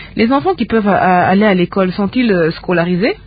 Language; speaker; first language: French; non-native, local second language; Lingala